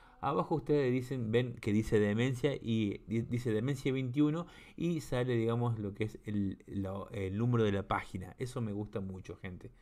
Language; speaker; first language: Spanish; native; Spanish